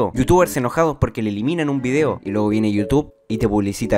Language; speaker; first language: Spanish; native; Spanish